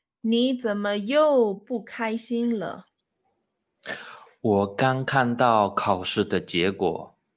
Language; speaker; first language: Chinese; non-native, learner; Spanish